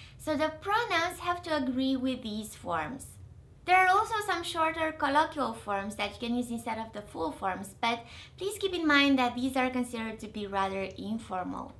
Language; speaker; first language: English; non-native, fluent; Romanian